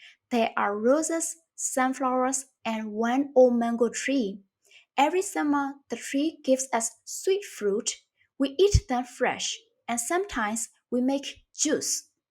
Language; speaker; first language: English; non-native, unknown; Burmese